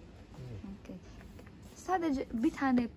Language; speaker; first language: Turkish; non-native, learner; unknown